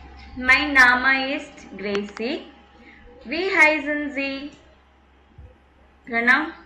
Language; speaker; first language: German; non-native, fluent; Tamil